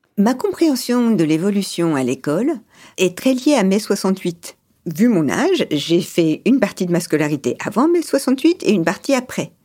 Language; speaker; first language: French; early bilingual, other home language; English